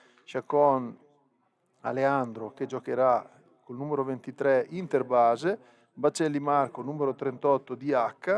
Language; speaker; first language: Italian; native; Italian